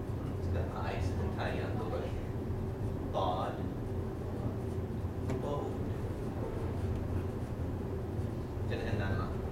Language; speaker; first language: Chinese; non-native, learner; English